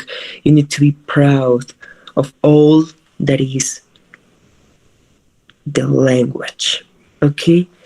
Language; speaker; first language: English; non-native, fluent; Spanish